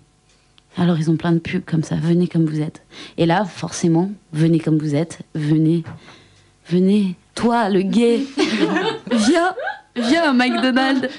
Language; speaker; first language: French; native; French